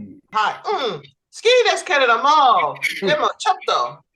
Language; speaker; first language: Japanese; non-native, learner; English